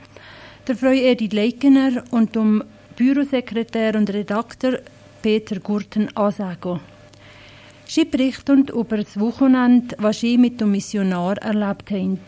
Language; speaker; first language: German; native; German